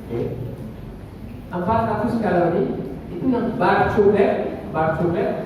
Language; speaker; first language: Indonesian; non-native, learner; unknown